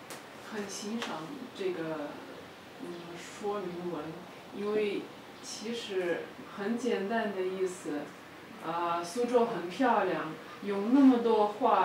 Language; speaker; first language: Chinese; non-native, fluent; Russian